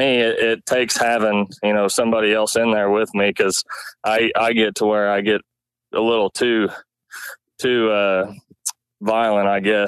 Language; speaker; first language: English; native; English